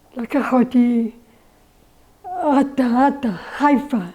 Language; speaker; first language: Hebrew; non-native, learner; Arabic